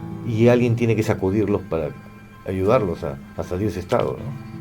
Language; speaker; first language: Spanish; native; Spanish